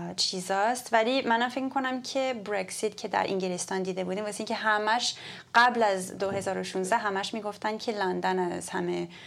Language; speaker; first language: Persian; early bilingual, heritage; Persian